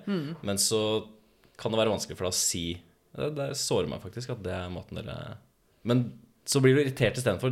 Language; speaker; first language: Norwegian; native; Norwegian